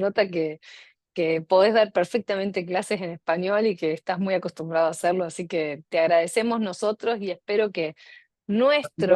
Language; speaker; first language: Spanish; native; Spanish